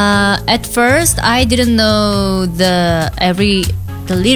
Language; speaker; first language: English; non-native, learner; Korean